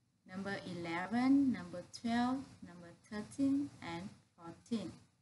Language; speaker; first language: English; non-native, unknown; Vietnamese